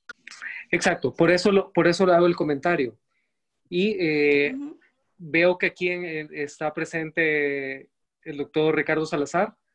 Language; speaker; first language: Spanish; native; Spanish